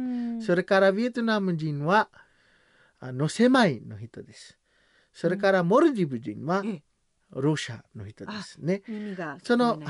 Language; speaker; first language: Japanese; non-native, learner; Samoan